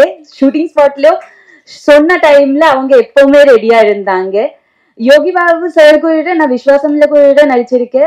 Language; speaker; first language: Tamil; non-native, fluent; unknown